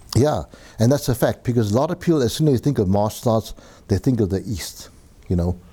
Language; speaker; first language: English; native; English